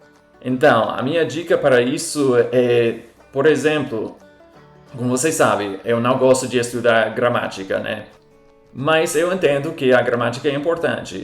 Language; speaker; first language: Portuguese; non-native, fluent; English